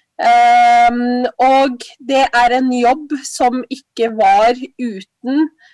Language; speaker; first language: Norwegian; early bilingual, other home language; Somali